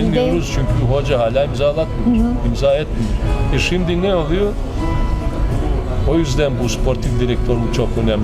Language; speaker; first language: Turkish; non-native, fluent; Serbian